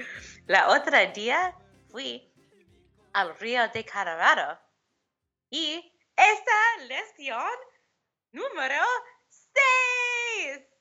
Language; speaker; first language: Spanish; non-native, learner; English